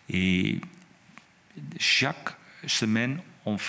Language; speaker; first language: French; non-native, fluent; Dutch